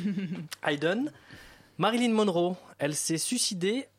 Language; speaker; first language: French; native; French